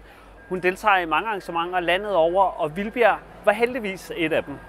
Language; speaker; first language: Danish; native; Danish